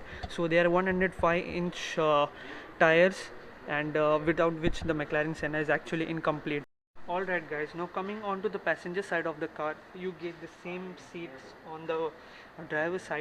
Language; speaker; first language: English; non-native, fluent; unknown